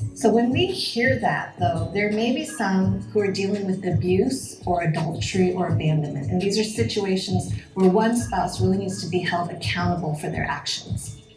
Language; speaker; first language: English; native; English